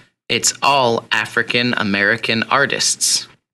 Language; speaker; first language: English; native; English